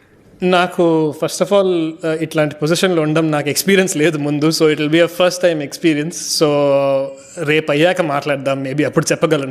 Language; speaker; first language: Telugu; early bilingual, heritage; Telugu